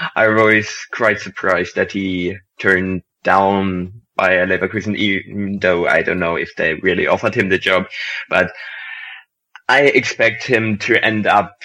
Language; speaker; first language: English; non-native, fluent; German